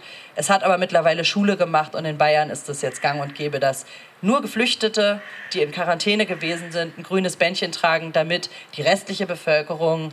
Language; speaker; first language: German; native; German